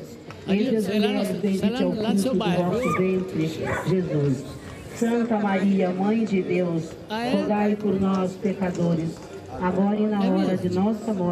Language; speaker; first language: Portuguese; native; Portuguese